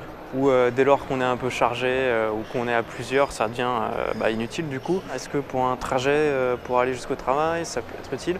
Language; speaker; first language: French; native; French